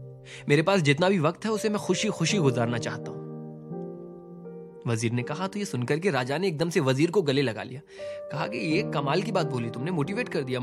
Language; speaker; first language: Hindi; native; Hindi